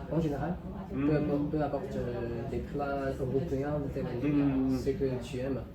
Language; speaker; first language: French; non-native, learner; Chinese